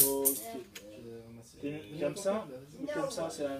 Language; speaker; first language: French; native; French